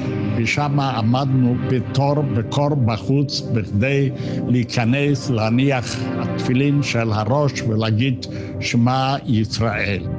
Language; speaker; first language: Hebrew; non-native, fluent; Yiddish